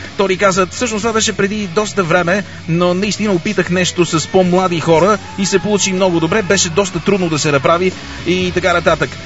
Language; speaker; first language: Bulgarian; native; Bulgarian